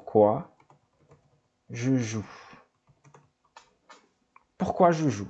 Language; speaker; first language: French; non-native, fluent; Portuguese